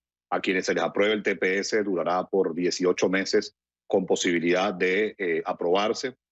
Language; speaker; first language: Spanish; native; Spanish